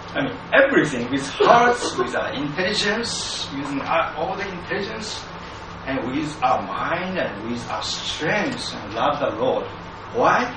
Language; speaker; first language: English; non-native, fluent; Japanese